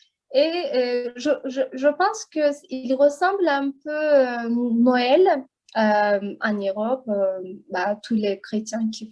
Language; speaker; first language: French; non-native, learner; Azerbaijani